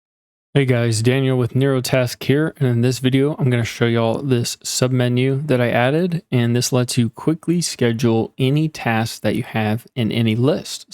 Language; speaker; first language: English; native; English